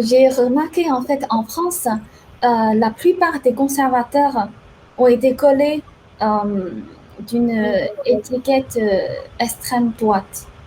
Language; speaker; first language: French; non-native, fluent; Chinese